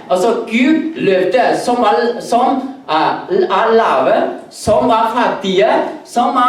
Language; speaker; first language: Norwegian; non-native, learner; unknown